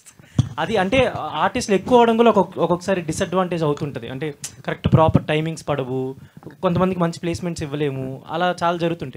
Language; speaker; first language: Telugu; native; Telugu